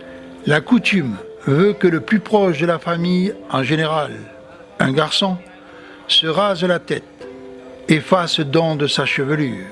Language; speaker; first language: French; native; French